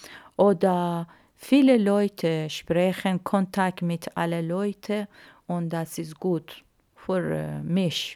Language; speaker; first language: German; non-native, learner; Arabic